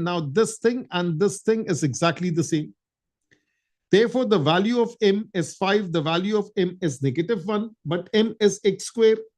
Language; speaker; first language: English; non-native, local second language; Urdu